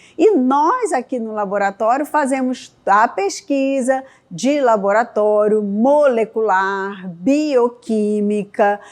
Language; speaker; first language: Portuguese; native; Portuguese